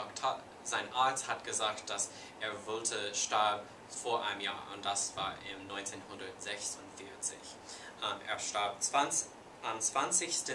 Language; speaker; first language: German; non-native, learner; English